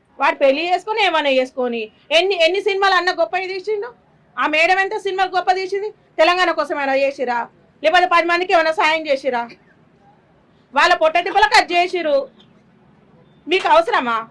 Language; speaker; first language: Telugu; native; Telugu